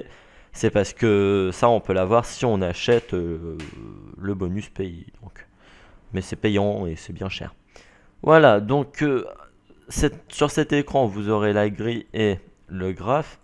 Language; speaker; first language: French; native; French